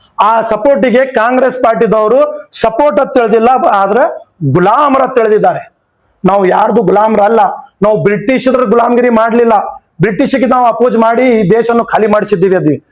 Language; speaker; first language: Kannada; non-native, local second language; Urdu